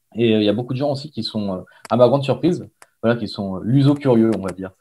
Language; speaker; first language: French; native; French